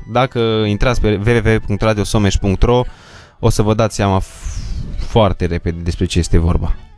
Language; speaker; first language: Romanian; native; Romanian